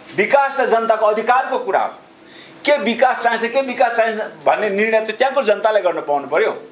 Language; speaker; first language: Nepali; non-native, local second language; Sherpa